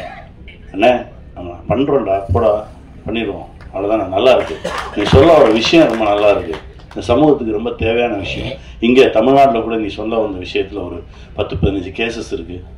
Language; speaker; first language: Tamil; native; Tamil